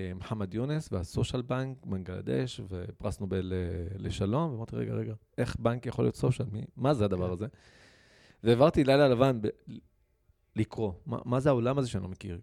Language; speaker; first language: Hebrew; non-native, local second language; Arabic